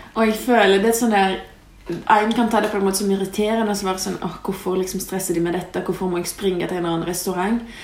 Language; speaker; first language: Norwegian; early bilingual, other home language; Lithuanian